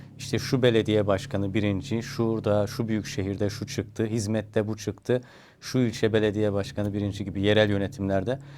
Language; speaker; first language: Turkish; native; Turkish